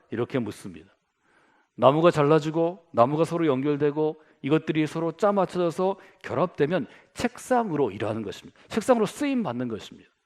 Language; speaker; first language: Korean; native; Korean